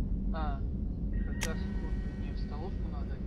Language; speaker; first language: Russian; native; Russian